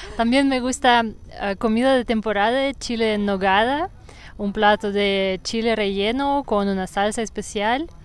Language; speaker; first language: Spanish; non-native, fluent; Russian